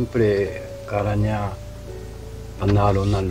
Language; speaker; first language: Filipino; non-native, learner; Japanese